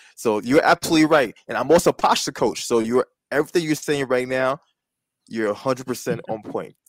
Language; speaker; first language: English; native; English